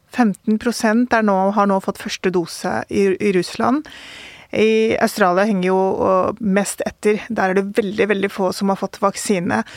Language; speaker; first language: Norwegian; early bilingual, other home language; Urdu